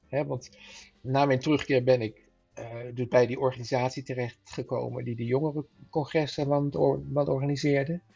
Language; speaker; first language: Dutch; native; Dutch